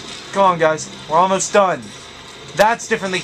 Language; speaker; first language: English; native; English